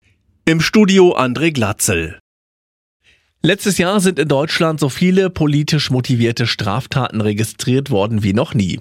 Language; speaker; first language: German; native; German